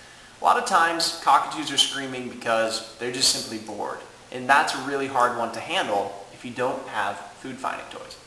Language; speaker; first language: English; native; English